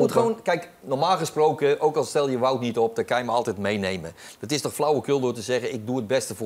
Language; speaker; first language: Dutch; native; Dutch